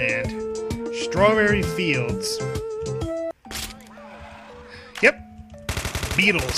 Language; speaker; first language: English; native; English